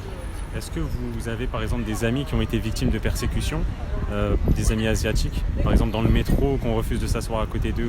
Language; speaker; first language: French; native; French